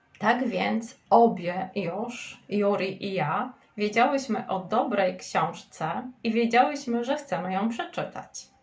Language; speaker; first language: Polish; native; Polish